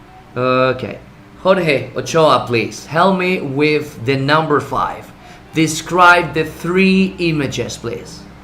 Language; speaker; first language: English; non-native, fluent; Spanish